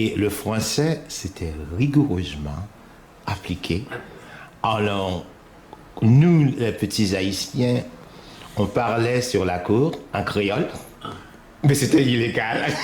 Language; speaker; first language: French; non-native, local second language; Haitian Creole